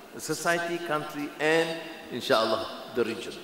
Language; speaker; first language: English; non-native, local second language; Malay